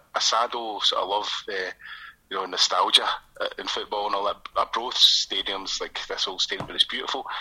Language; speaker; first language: English; native; English